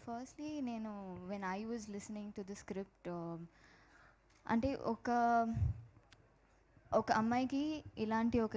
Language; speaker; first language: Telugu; non-native, learner; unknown